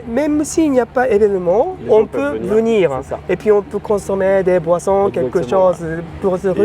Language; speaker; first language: French; non-native, learner; Japanese